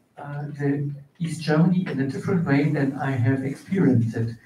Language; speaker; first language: English; non-native, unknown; German